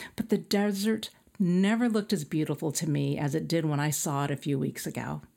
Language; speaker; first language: English; native; English